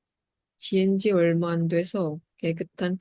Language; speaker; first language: Korean; non-native, learner; Malay